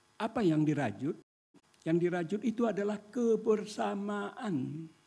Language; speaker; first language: Indonesian; non-native, local second language; Minangkabau